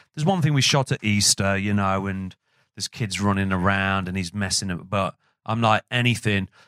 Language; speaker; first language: English; native; English